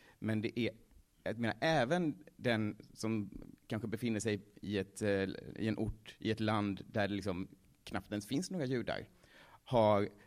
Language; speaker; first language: Swedish; native; Swedish